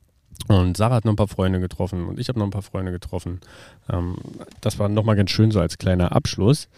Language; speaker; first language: German; native; German